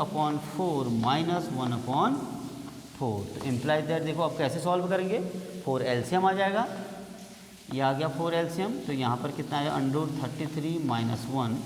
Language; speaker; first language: Hindi; native; Hindi